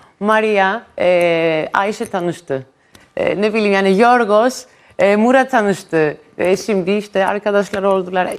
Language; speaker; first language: Turkish; non-native, fluent; Greek